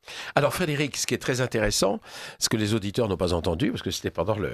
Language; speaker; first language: French; native; French